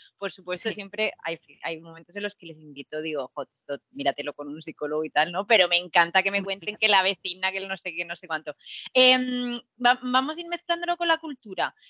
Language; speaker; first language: Spanish; native; Spanish